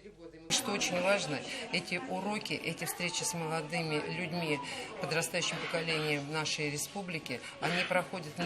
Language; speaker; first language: Russian; native; Russian